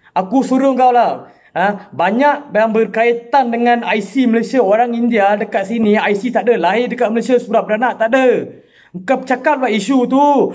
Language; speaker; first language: Malay; non-native, local second language; Tamil